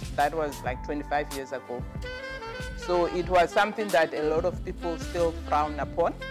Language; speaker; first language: English; non-native, local second language; Venda